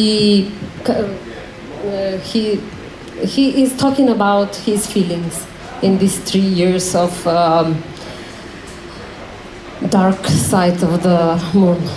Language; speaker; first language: English; non-native, learner; Macedonian